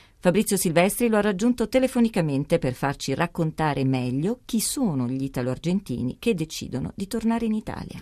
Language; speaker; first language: Italian; native; Italian